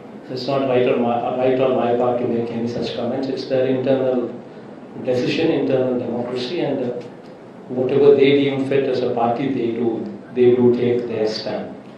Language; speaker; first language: English; non-native, local second language; Telugu